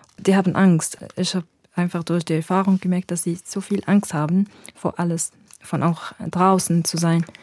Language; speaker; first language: German; non-native, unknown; Arabic